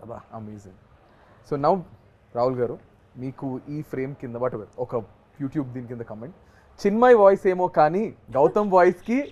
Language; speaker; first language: Telugu; native; Telugu